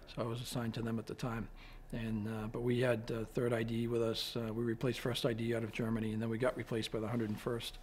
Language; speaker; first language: English; native; English